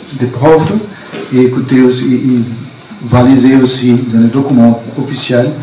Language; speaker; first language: French; non-native, fluent; Portuguese